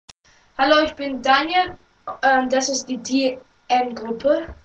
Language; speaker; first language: German; non-native, learner; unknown